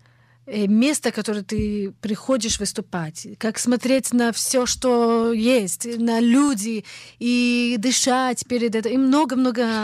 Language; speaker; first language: Russian; early bilingual, heritage; Russian